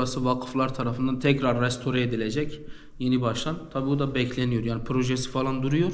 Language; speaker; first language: Turkish; native; Turkish